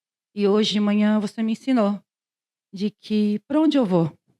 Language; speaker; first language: Portuguese; native; Portuguese